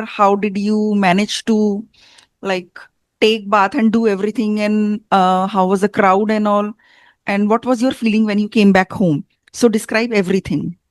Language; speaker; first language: English; non-native, fluent; Hindi